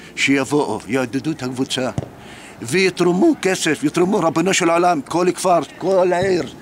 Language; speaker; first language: Hebrew; non-native, local second language; Arabic